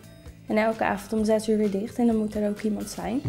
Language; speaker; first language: Dutch; native; Dutch